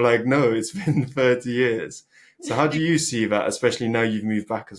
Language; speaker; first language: English; early bilingual, other home language; Albanian